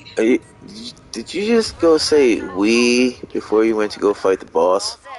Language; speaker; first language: English; native; English